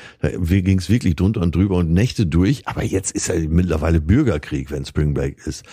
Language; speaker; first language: German; native; German